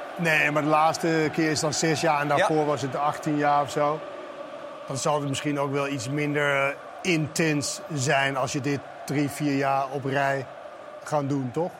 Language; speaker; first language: Dutch; non-native, fluent; Danish